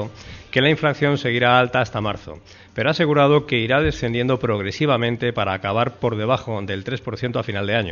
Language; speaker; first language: Spanish; native; Spanish